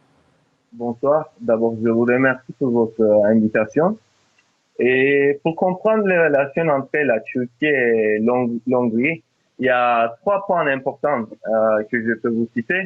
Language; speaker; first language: French; non-native, fluent; Turkish